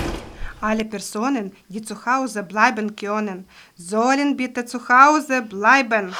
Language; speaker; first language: German; non-native, learner; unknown